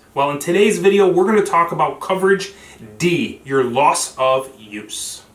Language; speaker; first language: English; native; English